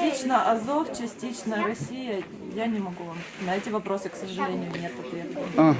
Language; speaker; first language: Russian; native; Russian